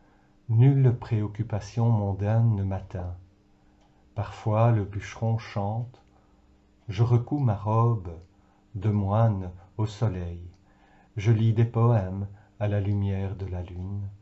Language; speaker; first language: French; native; French